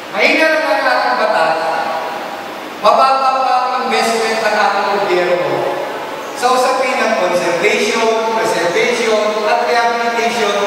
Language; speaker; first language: Filipino; native; Filipino